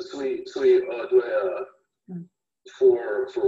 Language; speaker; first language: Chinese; non-native, fluent; English